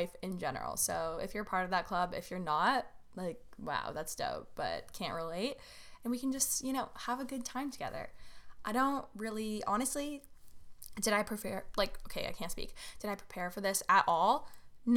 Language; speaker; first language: English; native; English